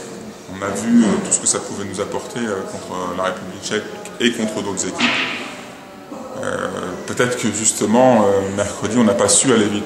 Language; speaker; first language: French; native; French